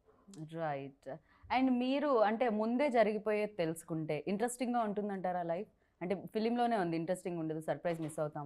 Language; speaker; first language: Telugu; native; Telugu